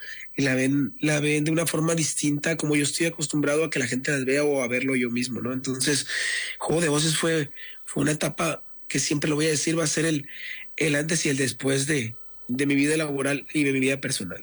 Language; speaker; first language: Spanish; native; Spanish